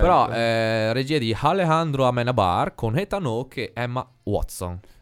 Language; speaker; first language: Italian; native; Italian